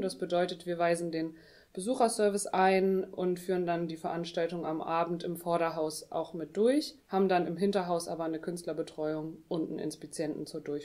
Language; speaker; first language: German; native; German